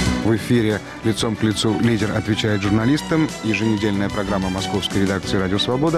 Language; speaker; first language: Russian; native; Russian